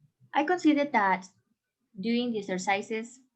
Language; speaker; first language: English; non-native, learner; Spanish